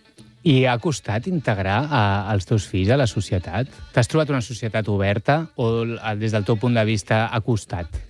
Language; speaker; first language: Catalan; native; Catalan